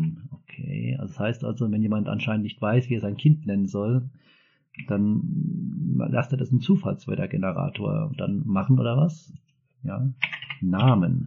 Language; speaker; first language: German; native; German